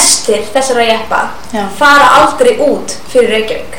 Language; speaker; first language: Icelandic; native; Icelandic